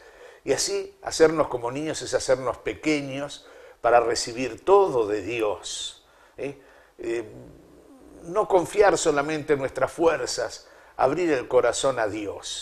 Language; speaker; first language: Spanish; native; Spanish